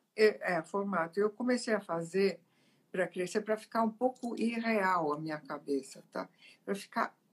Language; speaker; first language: Portuguese; early bilingual, other home language; Italian